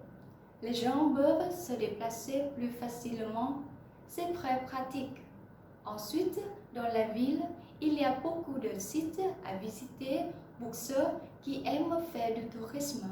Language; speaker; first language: French; non-native, learner; Vietnamese